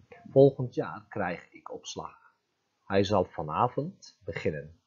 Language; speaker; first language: Dutch; non-native, fluent; Turkish